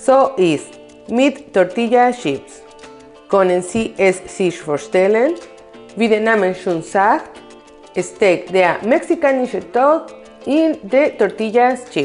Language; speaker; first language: German; non-native, learner; Spanish